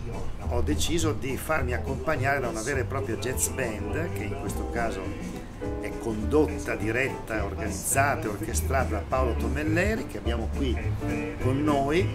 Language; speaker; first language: Italian; native; Italian